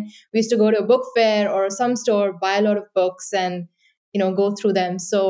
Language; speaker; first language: English; non-native, local second language; Hindi